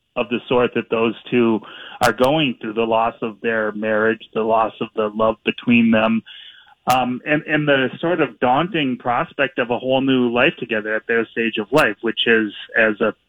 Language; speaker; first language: English; native; English